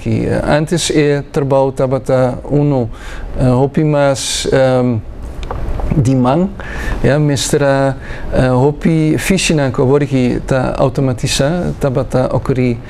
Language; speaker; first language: Dutch; non-native, local second language; Papiamento